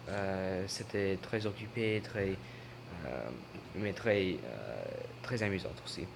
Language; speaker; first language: French; non-native, learner; English